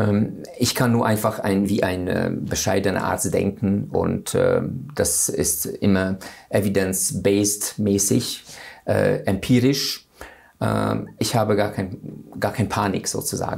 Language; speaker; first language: German; non-native, fluent; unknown